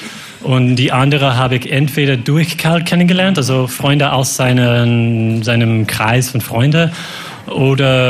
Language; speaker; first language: German; non-native, fluent; English